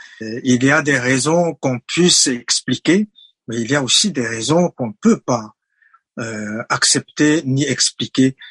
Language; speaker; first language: French; non-native, fluent; Chinese